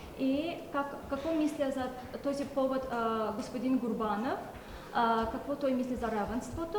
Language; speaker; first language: Bulgarian; non-native, learner; Azerbaijani